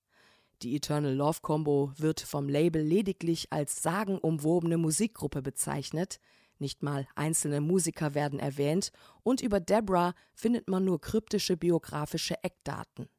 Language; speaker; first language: German; native; German